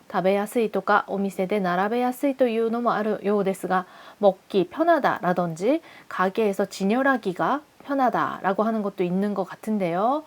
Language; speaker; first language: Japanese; non-native, fluent; Korean